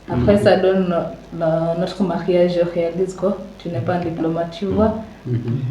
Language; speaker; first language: French; non-native, learner; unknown